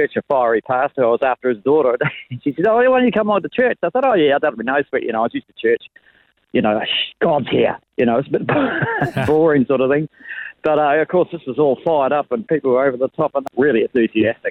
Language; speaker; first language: English; native; English